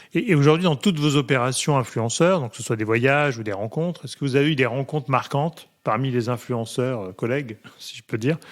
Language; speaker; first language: French; native; French